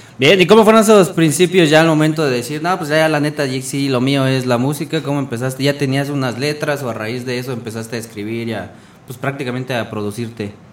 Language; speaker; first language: Spanish; native; Spanish